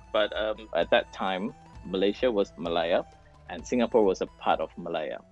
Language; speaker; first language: English; non-native, local second language; Malay